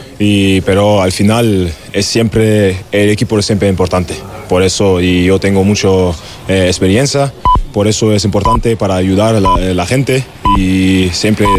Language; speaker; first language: Spanish; non-native, learner; German